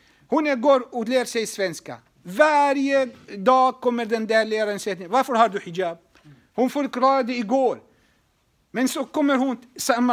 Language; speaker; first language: Swedish; non-native, fluent; Arabic